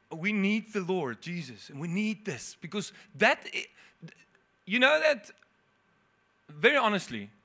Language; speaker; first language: English; non-native, local second language; Afrikaans